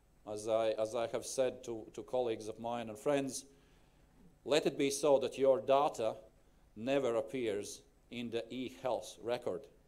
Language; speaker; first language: English; non-native, fluent; Latvian